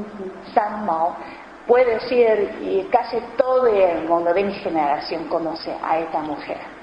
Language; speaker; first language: Spanish; non-native, learner; Chinese